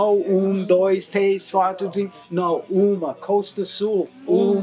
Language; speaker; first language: Portuguese; non-native, learner; English